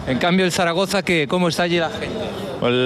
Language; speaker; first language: Spanish; native; Spanish